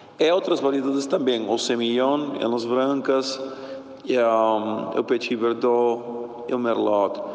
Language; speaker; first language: Portuguese; non-native, fluent; Spanish